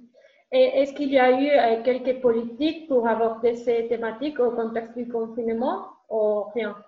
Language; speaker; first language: French; non-native, learner; Spanish